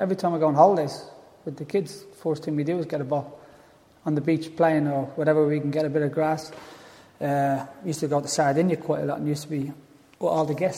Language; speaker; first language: English; native; English